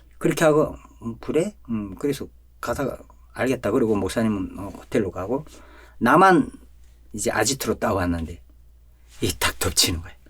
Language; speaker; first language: Korean; native; Korean